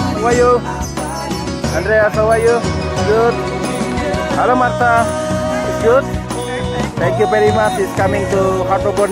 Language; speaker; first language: English; non-native, learner; Indonesian